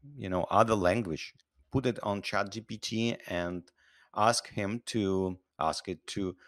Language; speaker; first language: English; non-native, fluent; Russian